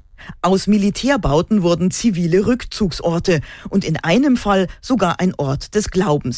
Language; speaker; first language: German; native; German